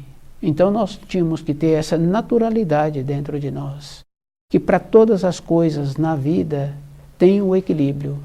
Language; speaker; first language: Portuguese; native; Portuguese